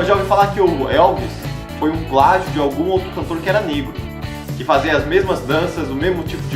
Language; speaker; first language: Portuguese; native; Portuguese